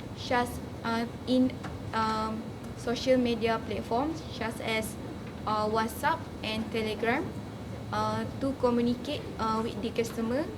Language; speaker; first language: English; non-native, learner; Malay